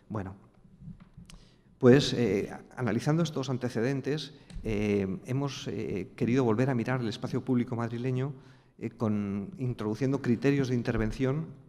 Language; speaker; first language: Spanish; native; Spanish